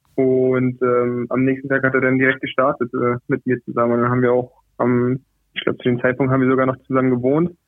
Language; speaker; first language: German; early bilingual, other home language; Portuguese